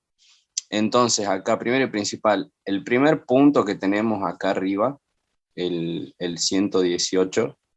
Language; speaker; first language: Spanish; native; Spanish